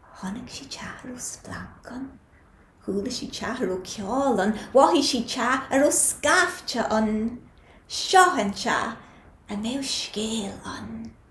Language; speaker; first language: Irish; native; Irish